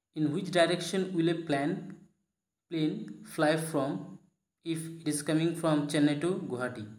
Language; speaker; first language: English; non-native, local second language; Assamese